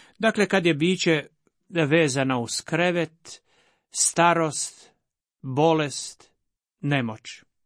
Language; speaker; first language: Croatian; native; Croatian